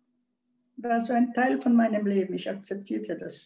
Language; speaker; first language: German; non-native, local second language; Czech